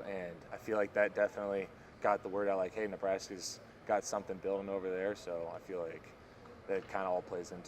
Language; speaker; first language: English; native; English